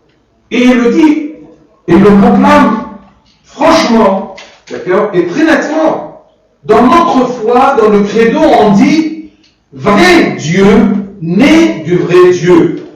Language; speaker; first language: French; non-native, fluent; Arabic